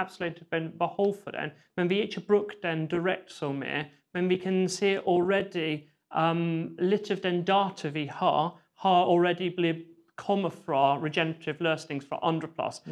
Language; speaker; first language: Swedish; non-native, fluent; English